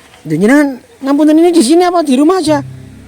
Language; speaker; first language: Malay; non-native, local second language; Javanese